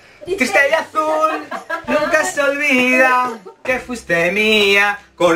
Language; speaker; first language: Spanish; native; Spanish